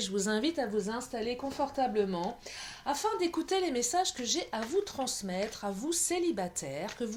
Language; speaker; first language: French; native; French